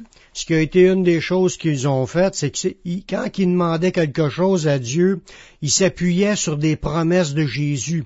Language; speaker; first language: French; native; French